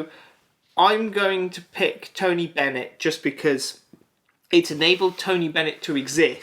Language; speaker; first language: English; native; English